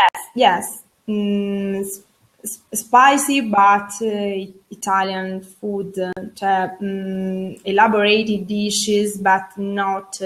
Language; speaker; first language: English; non-native, learner; Italian